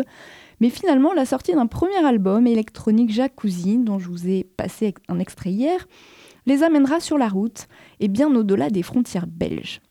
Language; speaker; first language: French; native; French